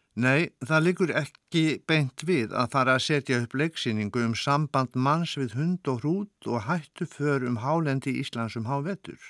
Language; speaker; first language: Icelandic; native; Icelandic